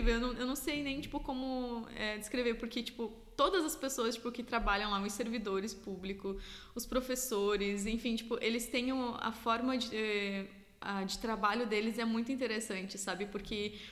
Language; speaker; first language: Portuguese; native; Portuguese